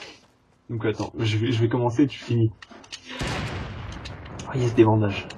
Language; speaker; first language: French; native; French